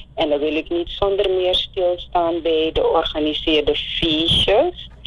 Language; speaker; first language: Dutch; native; Dutch